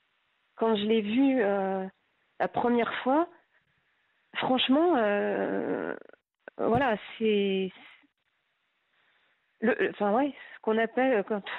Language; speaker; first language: French; native; French